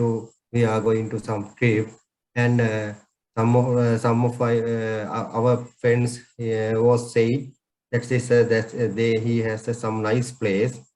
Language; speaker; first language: English; non-native, learner; Sinhala